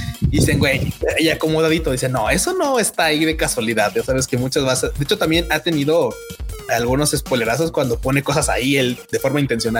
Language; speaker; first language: Spanish; native; Spanish